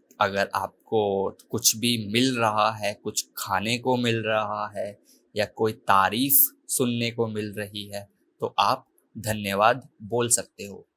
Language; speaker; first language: Hindi; native; Hindi